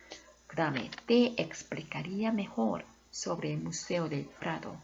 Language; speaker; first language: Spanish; non-native, fluent; Korean